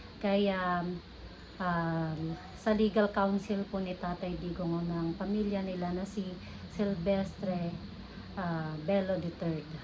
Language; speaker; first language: Filipino; native; Filipino